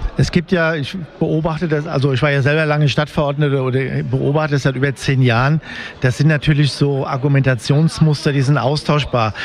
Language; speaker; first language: German; native; German